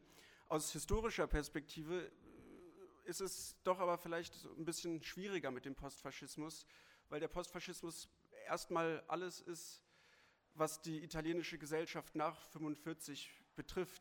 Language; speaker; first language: German; native; German